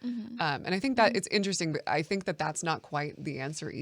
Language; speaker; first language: English; native; English